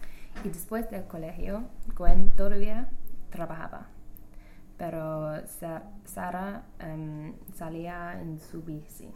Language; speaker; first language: Spanish; non-native, learner; English